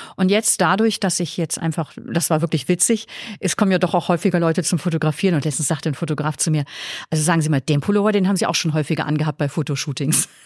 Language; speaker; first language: German; native; German